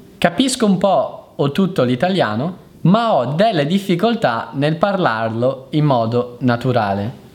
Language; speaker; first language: Italian; native; Italian